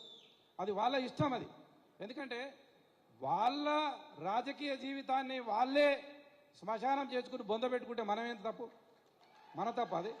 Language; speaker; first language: Telugu; native; Telugu